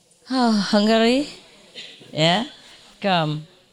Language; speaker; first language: English; non-native, fluent; Vietnamese